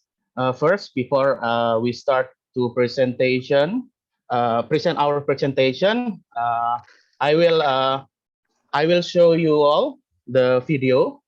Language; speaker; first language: English; non-native, learner; Indonesian